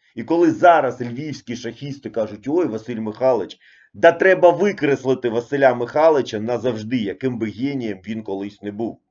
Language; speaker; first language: Ukrainian; non-native, local second language; Russian